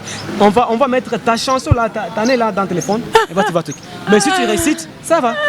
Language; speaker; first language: French; non-native, local second language; Rundi